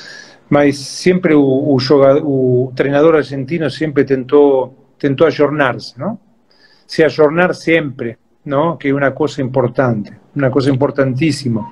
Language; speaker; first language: Portuguese; non-native, fluent; Spanish